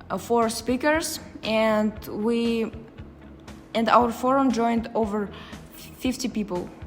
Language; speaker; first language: English; non-native, fluent; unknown